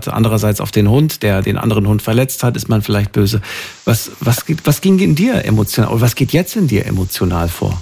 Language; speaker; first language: German; native; German